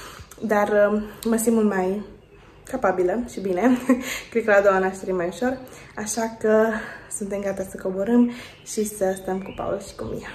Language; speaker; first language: Romanian; native; Romanian